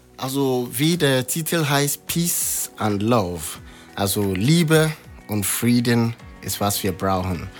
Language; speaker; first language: German; non-native, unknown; Akan